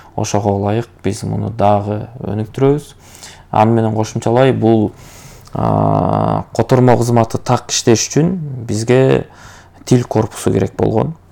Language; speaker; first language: Kyrgyz; native; Kyrgyz